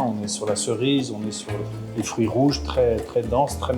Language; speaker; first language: French; native; French